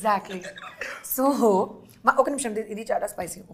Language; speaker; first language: Telugu; non-native, learner; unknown